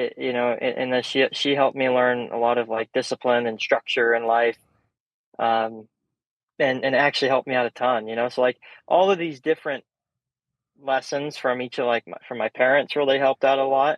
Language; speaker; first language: English; native; English